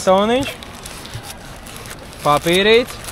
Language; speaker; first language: Latvian; native; Latvian